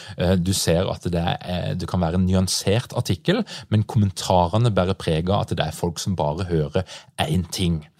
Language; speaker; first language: Norwegian; native; Norwegian